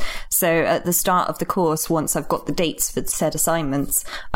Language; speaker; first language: English; native; English